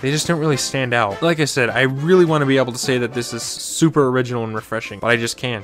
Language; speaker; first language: English; native; English